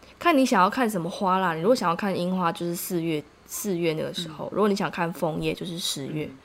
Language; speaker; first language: Chinese; native; Chinese